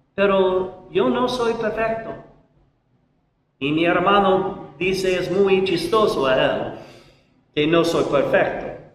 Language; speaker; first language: Spanish; non-native, learner; English